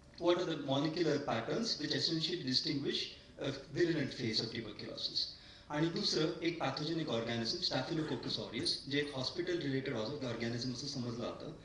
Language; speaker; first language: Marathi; non-native, local second language; Tamil